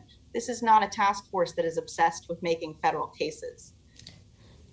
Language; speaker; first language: English; native; English